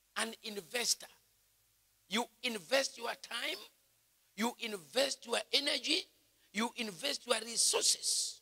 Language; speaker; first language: English; non-native, local second language; Swahili